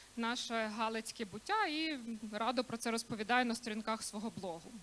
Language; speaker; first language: Ukrainian; native; Ukrainian